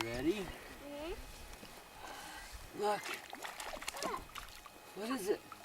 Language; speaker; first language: English; native; English